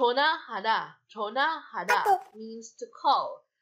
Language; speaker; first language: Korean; non-native, fluent; Filipino